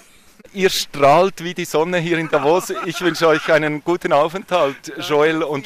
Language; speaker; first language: German; native; German